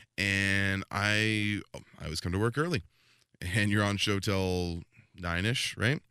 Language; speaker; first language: English; native; English